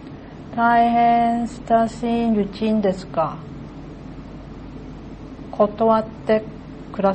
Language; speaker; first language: Japanese; non-native, learner; Cantonese